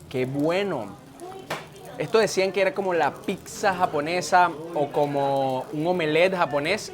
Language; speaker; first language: Spanish; native; Spanish